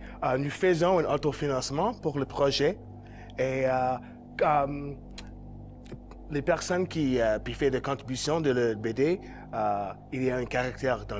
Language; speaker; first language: French; non-native, local second language; English